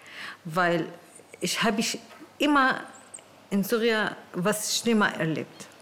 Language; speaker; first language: German; non-native, learner; Arabic